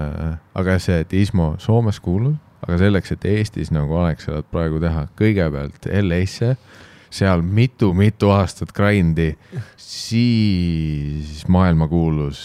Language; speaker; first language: Estonian; native; Estonian